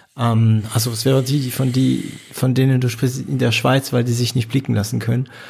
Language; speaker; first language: German; non-native, fluent; French